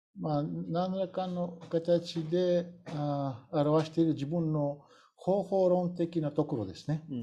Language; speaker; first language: Japanese; non-native, fluent; Bulgarian